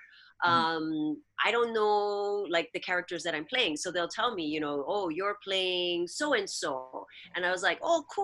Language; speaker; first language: English; early bilingual, other home language; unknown